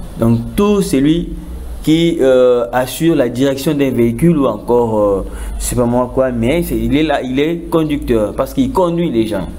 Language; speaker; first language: French; non-native, local second language; Lingala